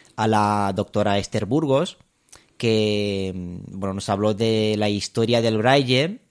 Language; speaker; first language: Spanish; non-native, fluent; Romanian